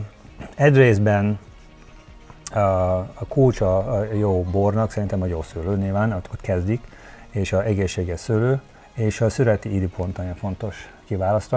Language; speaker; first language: Hungarian; early bilingual, heritage; Hungarian